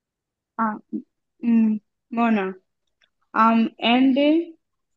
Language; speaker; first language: German; non-native, learner; Bangla